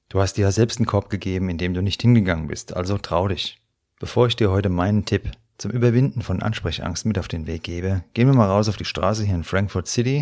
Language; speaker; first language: German; native; German